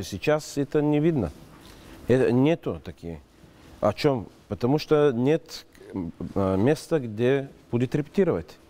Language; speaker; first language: Russian; non-native, learner; Bulgarian